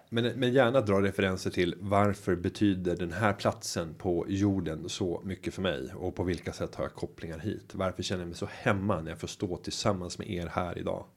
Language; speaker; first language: Swedish; native; Swedish